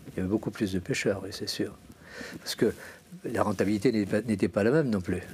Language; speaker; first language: French; native; French